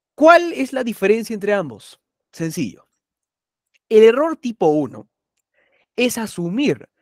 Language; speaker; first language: Spanish; native; Spanish